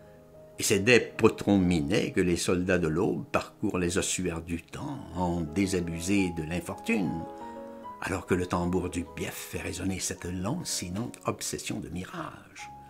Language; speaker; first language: French; native; French